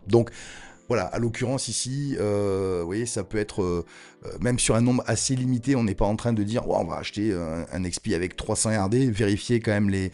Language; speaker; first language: French; native; French